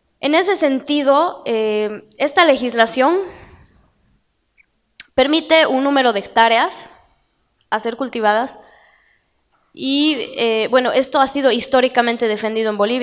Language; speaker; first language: Spanish; native; Spanish